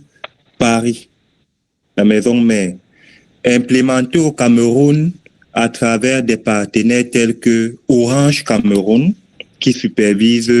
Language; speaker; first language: French; native; French